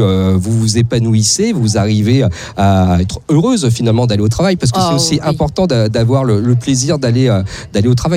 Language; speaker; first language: French; native; French